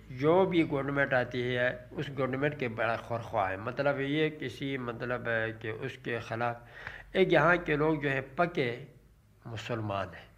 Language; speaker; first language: Urdu; non-native, local second language; Shina